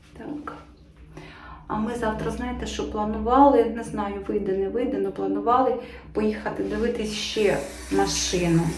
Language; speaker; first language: Ukrainian; non-native, local second language; Russian